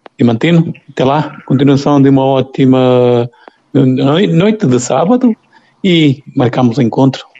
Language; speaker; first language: Portuguese; native; Portuguese